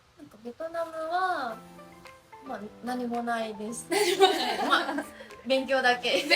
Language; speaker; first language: Japanese; non-native, fluent; Vietnamese